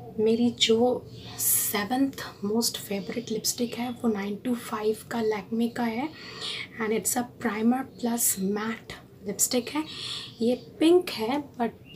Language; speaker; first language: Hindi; non-native, local second language; Bangla